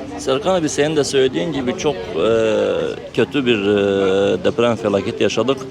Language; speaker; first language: Turkish; native; Turkish